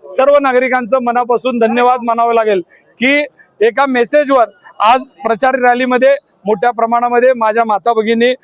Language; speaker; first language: Marathi; native; Marathi